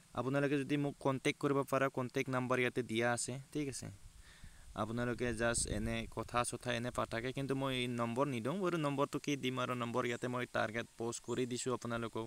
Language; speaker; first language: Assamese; non-native, local second language; Bangla